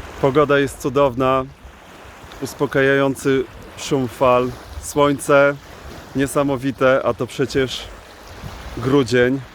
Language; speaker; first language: Polish; native; Polish